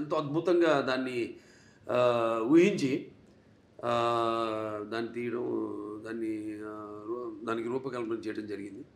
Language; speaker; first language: Telugu; native; Telugu